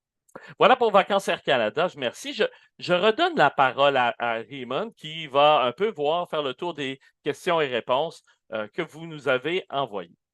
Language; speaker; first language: French; native; French